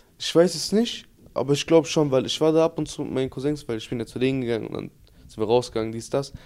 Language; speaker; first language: German; early bilingual, other home language; Turkish